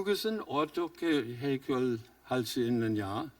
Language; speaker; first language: Korean; non-native, fluent; German